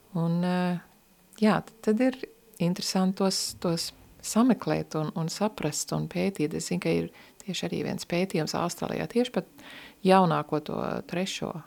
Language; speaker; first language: Latvian; early bilingual, heritage; Latvian